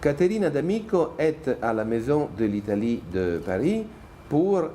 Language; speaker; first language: French; non-native, fluent; Italian